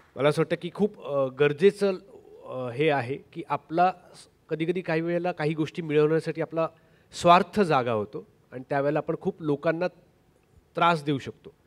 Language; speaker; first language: Marathi; native; Marathi